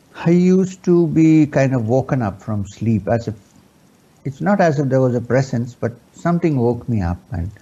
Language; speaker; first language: English; non-native, local second language; Urdu